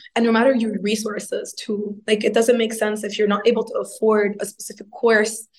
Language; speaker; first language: English; non-native, fluent; Arabic